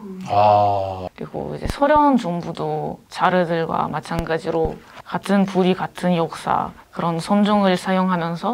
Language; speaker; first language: Korean; non-native, fluent; Ukrainian